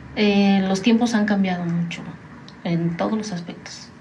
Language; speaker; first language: Spanish; native; Spanish